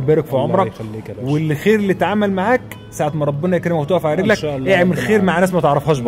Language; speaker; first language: Arabic; native; Arabic